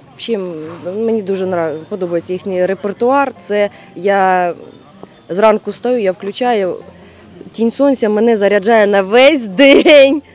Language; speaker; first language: Ukrainian; non-native, local second language; Russian